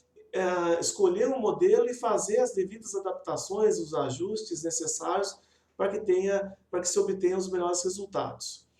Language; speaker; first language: Portuguese; native; Portuguese